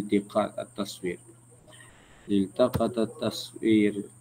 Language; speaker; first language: Arabic; non-native, fluent; Malay